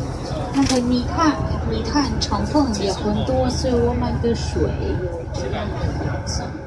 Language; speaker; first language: Chinese; non-native, fluent; Russian